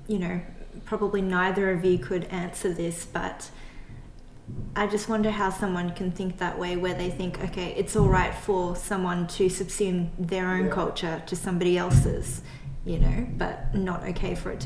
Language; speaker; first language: English; non-native, local second language; Cantonese